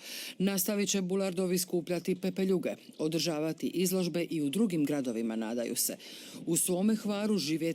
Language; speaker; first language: Croatian; native; Croatian